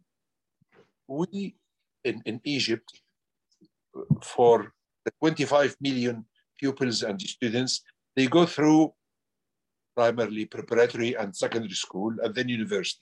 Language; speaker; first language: English; non-native, fluent; Arabic